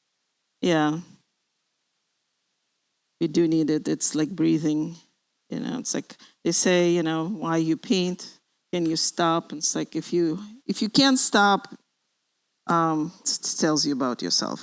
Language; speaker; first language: English; non-native, fluent; Russian